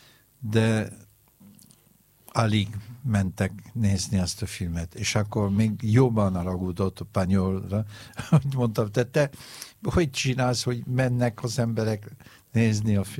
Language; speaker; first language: Hungarian; non-native, fluent; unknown